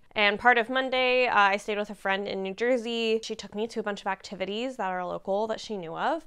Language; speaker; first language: English; native; English